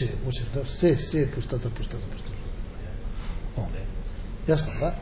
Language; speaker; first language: Russian; non-native, learner; Tibetan